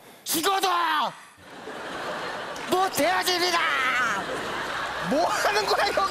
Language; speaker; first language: Korean; native; Korean